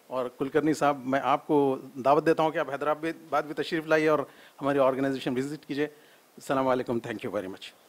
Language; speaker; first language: Urdu; native; Urdu